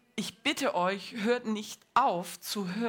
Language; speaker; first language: German; non-native, learner; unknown